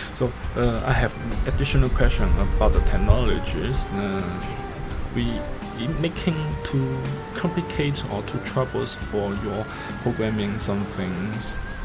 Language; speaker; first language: English; non-native, learner; Chinese